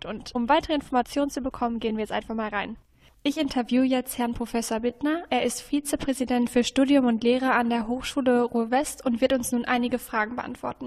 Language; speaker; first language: German; native; German